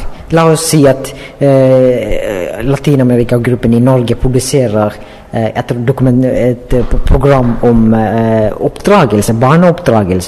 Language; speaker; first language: Norwegian; non-native, fluent; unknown